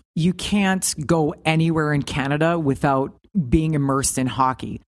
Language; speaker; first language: English; native; English